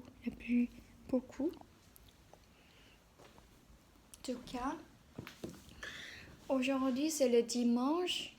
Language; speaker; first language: French; non-native, learner; Korean